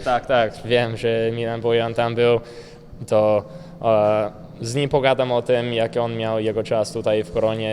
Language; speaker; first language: Polish; early bilingual, heritage; Polish